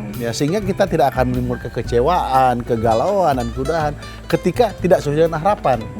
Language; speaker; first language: Indonesian; non-native, local second language; Balinese